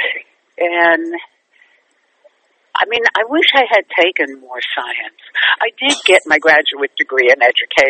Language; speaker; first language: English; native; English